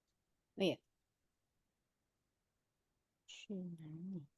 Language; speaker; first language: Chinese; non-native, fluent; Indonesian